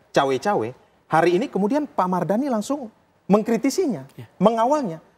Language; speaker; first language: Indonesian; native; Indonesian